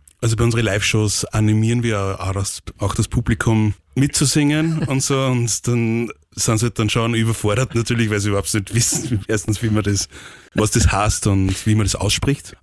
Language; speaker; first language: German; native; German